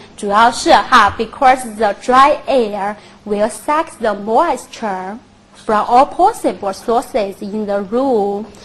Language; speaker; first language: English; non-native, fluent; Chinese